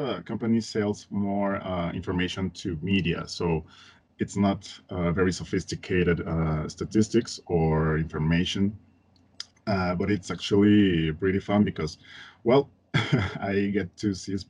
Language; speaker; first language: English; non-native, fluent; Spanish